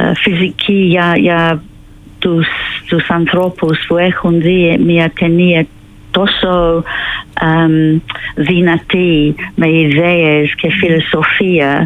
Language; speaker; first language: Greek; non-native, fluent; English